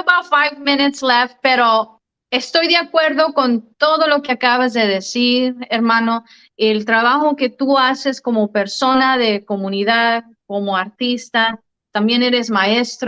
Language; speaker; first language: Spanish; early bilingual, heritage; Spanish